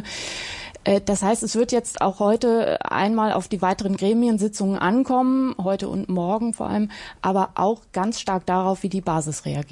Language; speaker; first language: German; native; German